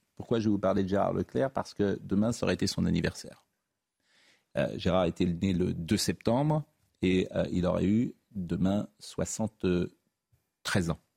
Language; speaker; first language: French; native; French